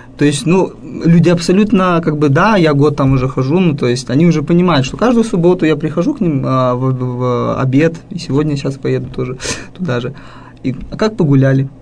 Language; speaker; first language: Russian; native; Russian